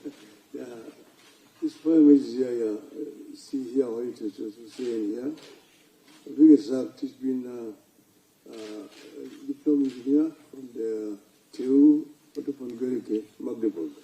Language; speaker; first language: German; non-native, fluent; Luo (Kenya and Tanzania)